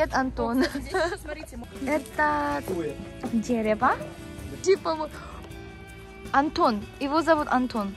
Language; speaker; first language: Russian; non-native, fluent; Korean